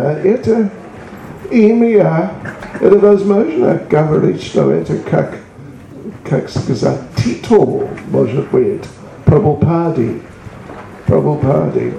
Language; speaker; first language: Russian; non-native, learner; English